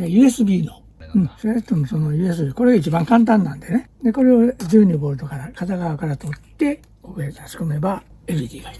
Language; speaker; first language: Japanese; native; Japanese